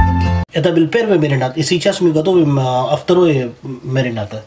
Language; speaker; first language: Russian; non-native, learner; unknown